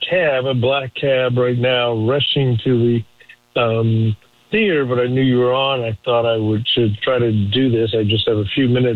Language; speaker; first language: English; native; English